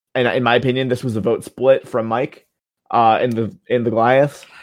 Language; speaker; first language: English; native; English